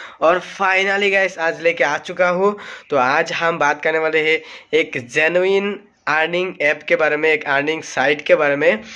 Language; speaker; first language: Hindi; non-native, local second language; Assamese